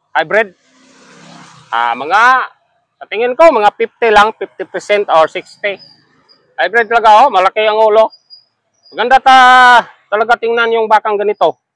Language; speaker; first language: Filipino; non-native, local second language; Cebuano